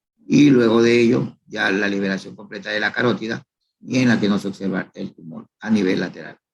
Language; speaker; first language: Spanish; native; Spanish